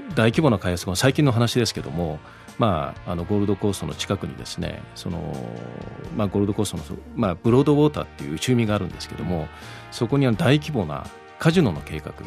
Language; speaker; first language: Japanese; native; Japanese